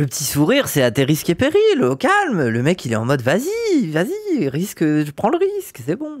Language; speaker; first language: French; native; French